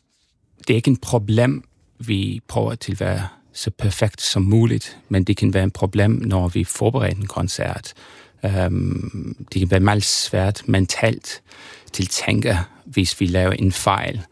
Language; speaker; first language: Danish; non-native, fluent; English